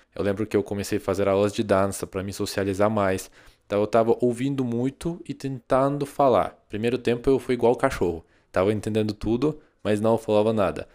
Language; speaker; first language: Portuguese; non-native, fluent; Russian